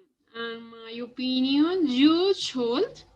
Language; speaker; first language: English; non-native, learner; Spanish